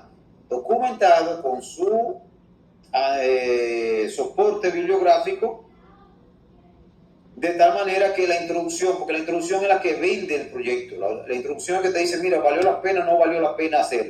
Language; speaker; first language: Spanish; native; Spanish